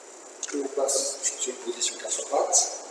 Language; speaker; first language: French; native; French